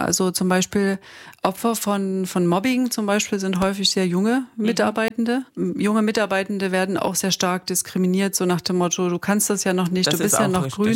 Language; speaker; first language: German; native; German